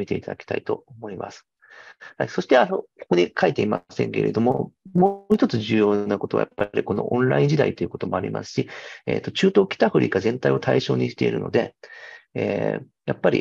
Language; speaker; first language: Japanese; native; Japanese